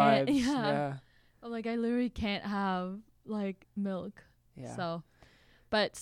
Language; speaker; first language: English; native; English